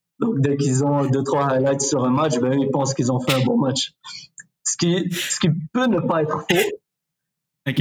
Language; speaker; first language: French; early bilingual, other home language; Arabic